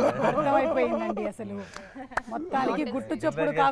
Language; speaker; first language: Telugu; native; Telugu